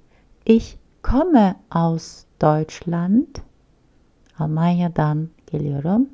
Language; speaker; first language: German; non-native, fluent; Turkish